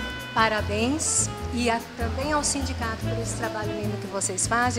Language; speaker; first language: Portuguese; native; Portuguese